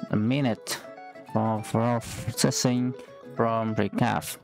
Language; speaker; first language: English; non-native, learner; Vietnamese